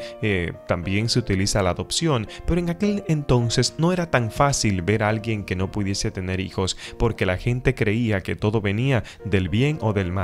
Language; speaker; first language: Spanish; native; Spanish